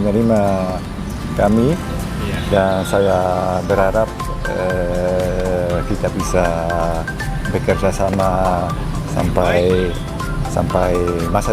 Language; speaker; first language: Indonesian; non-native, learner; Dutch